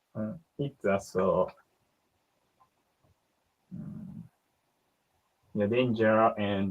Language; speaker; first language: English; non-native, learner; Japanese